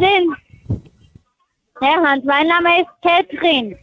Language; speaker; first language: German; non-native, learner; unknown